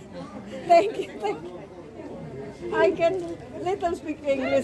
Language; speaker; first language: English; non-native, learner; Javanese